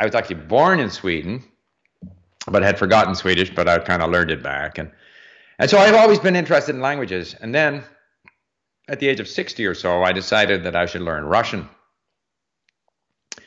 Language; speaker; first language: English; native; English